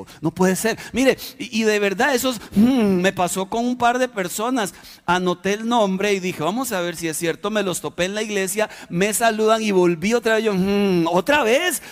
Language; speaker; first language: Spanish; native; Spanish